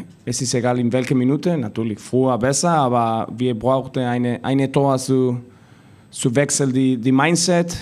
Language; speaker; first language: German; non-native, learner; Spanish